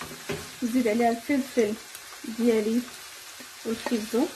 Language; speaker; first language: Arabic; native; Arabic